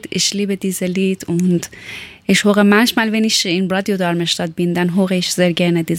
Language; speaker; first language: German; non-native, learner; Persian